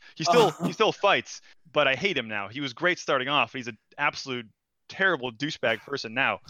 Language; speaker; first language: English; non-native, fluent; Portuguese